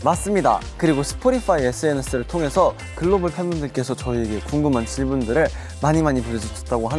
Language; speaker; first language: Korean; native; Korean